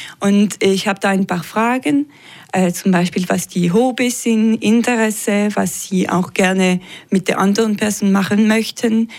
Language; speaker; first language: German; non-native, local second language; French